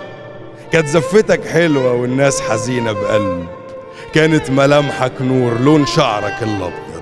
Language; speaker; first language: Arabic; native; Arabic